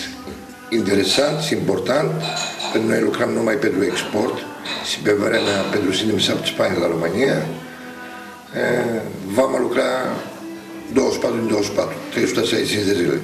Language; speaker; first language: Romanian; non-native, learner; Greek